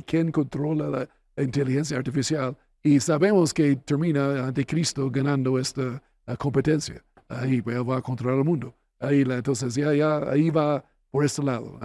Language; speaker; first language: Spanish; non-native, fluent; English